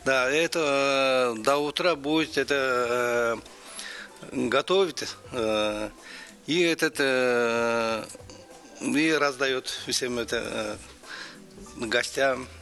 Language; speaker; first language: Russian; non-native, learner; Kyrgyz